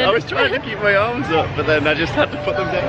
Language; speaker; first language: English; native; English